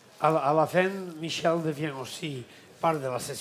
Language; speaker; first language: French; non-native, learner; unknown